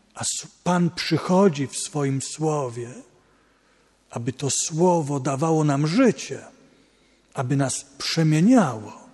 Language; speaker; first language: Polish; native; Polish